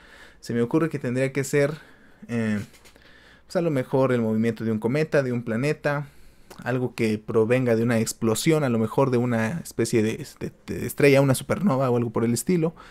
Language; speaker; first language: Spanish; native; Spanish